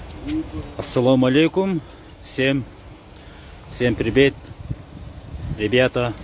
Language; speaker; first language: Russian; non-native, learner; Kyrgyz